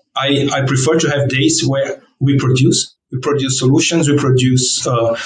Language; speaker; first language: English; non-native, fluent; Portuguese